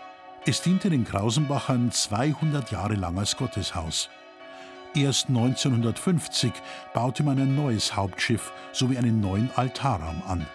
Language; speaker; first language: German; native; German